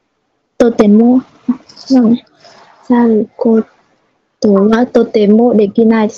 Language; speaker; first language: Japanese; non-native, learner; Vietnamese